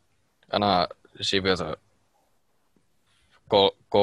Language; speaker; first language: Russian; non-native, learner; Finnish